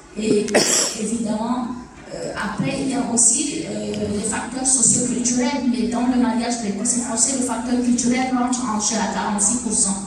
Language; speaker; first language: French; non-native, local second language; Fula